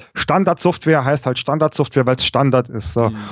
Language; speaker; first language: German; native; German